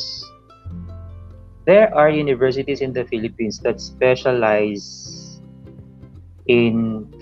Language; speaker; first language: English; non-native, local second language; Filipino